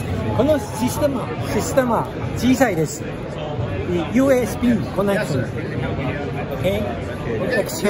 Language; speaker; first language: Japanese; non-native, learner; Chinese